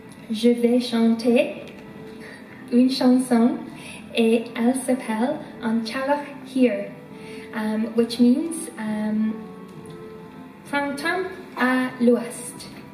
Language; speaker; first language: French; non-native, learner; English